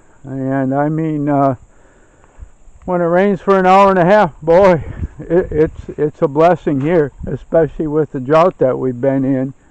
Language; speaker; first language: English; native; English